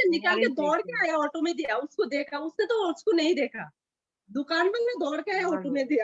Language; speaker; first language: Hindi; native; Hindi